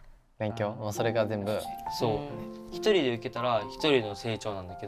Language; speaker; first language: Japanese; native; Japanese